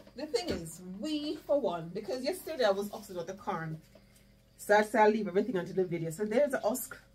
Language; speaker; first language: English; non-native, local second language; Jamaican Creole English